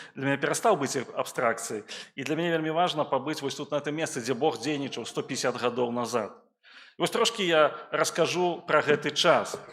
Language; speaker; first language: Belarusian; native; Belarusian